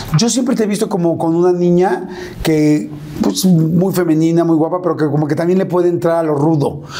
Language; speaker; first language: Spanish; native; Spanish